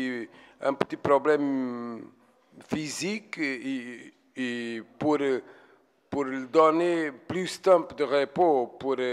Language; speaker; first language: French; non-native, fluent; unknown